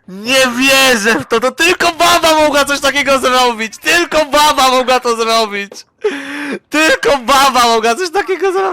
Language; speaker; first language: Polish; native; Polish